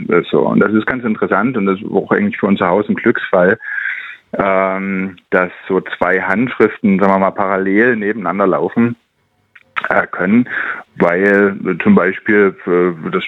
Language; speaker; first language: German; native; German